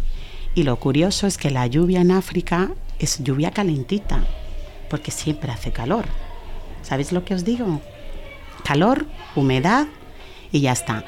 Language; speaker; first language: Spanish; early bilingual, other home language; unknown